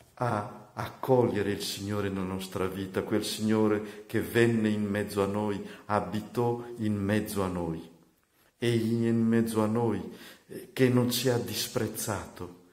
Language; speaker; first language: Italian; non-native, fluent; Malagasy